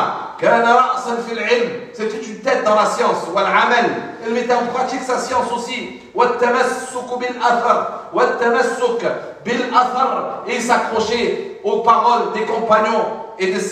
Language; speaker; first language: French; non-native, fluent; Arabic